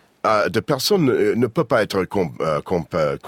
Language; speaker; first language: French; non-native, fluent; English